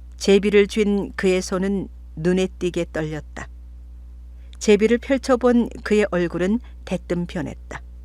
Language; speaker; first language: Korean; native; Korean